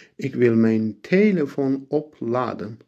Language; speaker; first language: Dutch; non-native, fluent; Turkish